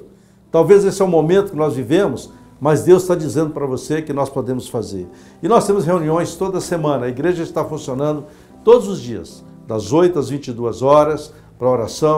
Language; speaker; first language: Portuguese; native; Portuguese